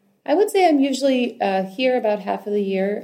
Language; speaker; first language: English; native; English